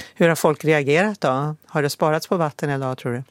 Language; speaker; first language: Swedish; native; Swedish